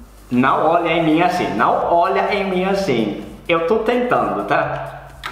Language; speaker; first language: Portuguese; non-native, fluent; Swedish